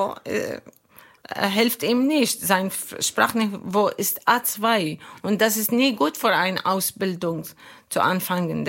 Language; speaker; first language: German; non-native, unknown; Arabic